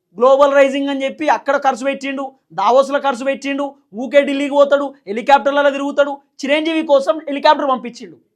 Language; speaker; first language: Telugu; native; Telugu